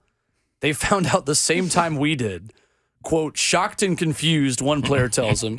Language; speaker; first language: English; native; English